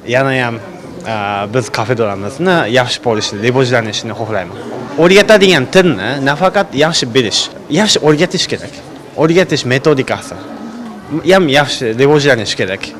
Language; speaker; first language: Uzbek; non-native, learner; Japanese